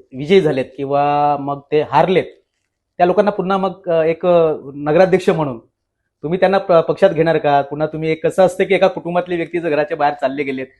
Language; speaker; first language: Marathi; native; Marathi